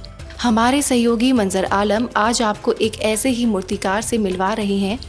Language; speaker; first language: Hindi; native; Hindi